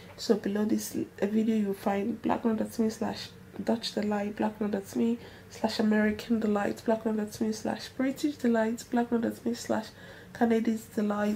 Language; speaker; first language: English; non-native, local second language; Igbo